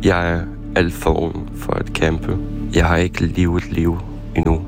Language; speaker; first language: Danish; non-native, fluent; Ukrainian